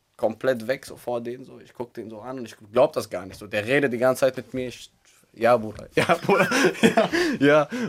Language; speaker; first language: German; non-native, fluent; Albanian